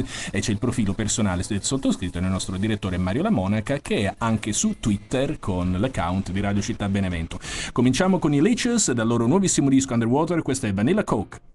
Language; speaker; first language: Italian; native; Italian